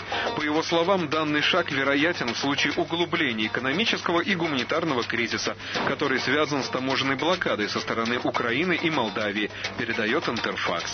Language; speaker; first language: Russian; native; Russian